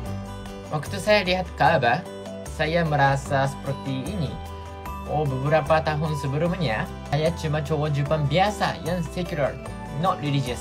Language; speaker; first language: Indonesian; non-native, fluent; Japanese